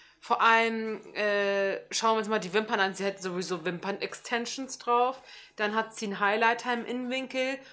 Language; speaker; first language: German; early bilingual, other home language; Turkish